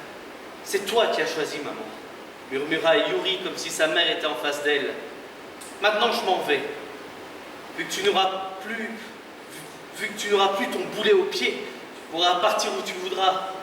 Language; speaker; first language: French; native; French